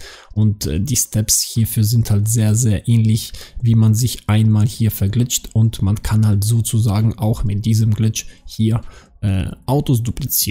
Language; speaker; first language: German; native; German